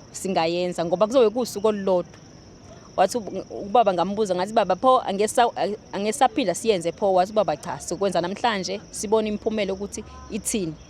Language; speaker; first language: Zulu; native; Zulu